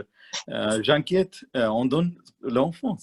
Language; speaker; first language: French; non-native, learner; Malayalam